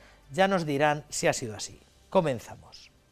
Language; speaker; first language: Spanish; native; Spanish